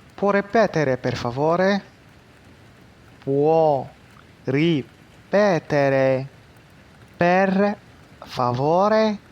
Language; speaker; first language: Italian; non-native, learner; Arabic